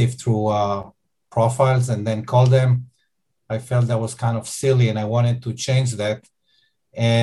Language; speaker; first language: English; non-native, fluent; Hebrew